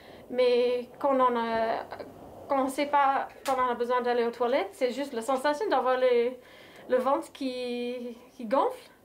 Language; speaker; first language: French; non-native, fluent; English